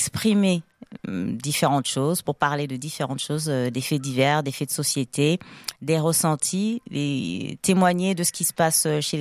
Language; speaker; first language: French; non-native, local second language; Lingala